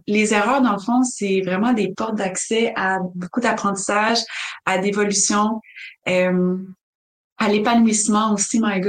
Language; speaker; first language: French; native; French